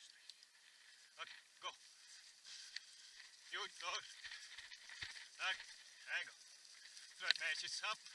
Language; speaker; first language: Dutch; native; Dutch